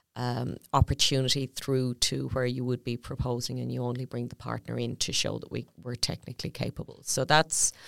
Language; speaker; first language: English; native; English